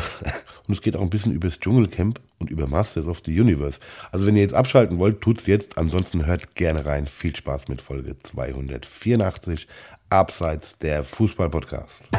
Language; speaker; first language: German; native; German